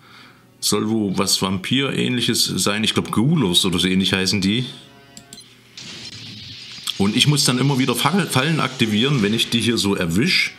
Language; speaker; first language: German; native; German